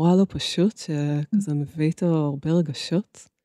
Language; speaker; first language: Hebrew; early bilingual, other home language; Russian